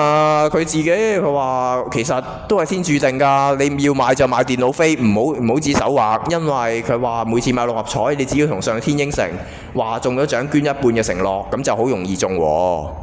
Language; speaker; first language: Cantonese; native; Cantonese